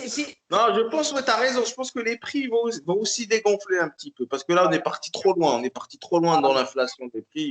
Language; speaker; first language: French; native; French